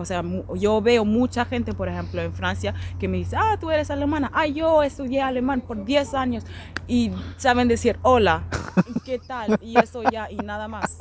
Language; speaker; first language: Spanish; non-native, fluent; German